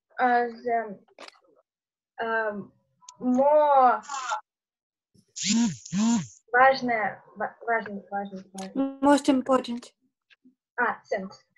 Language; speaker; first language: English; non-native, learner; Russian